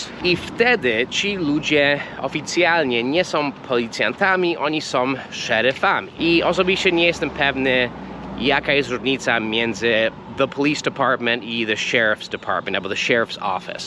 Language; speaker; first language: Polish; non-native, fluent; English